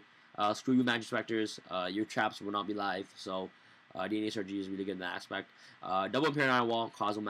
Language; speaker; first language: English; native; English